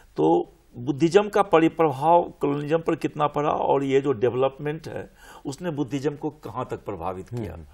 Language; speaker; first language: Hindi; native; Hindi